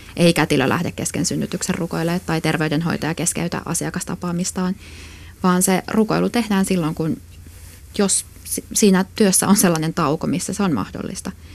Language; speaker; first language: Finnish; native; Finnish